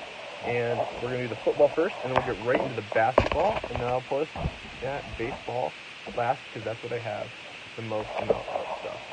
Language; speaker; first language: English; native; English